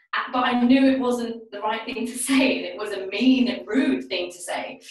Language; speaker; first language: English; native; English